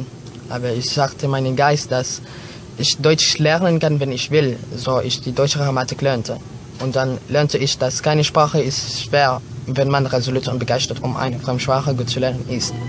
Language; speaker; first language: German; non-native, learner; Filipino